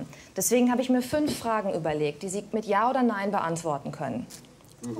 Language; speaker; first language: German; native; German